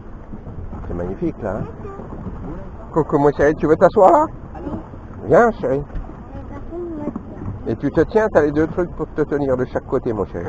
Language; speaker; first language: French; native; French